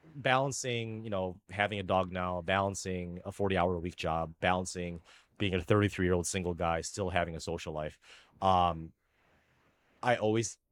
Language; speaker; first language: English; early bilingual, other home language; Filipino